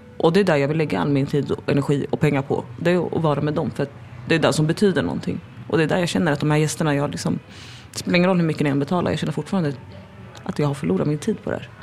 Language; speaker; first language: Swedish; native; Swedish